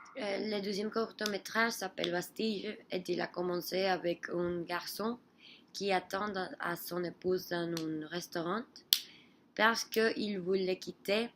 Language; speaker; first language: French; non-native, learner; Spanish